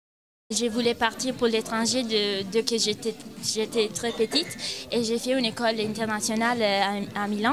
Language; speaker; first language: French; non-native, fluent; Italian